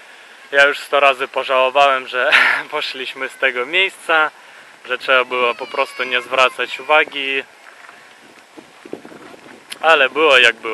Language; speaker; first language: Polish; non-native, fluent; Russian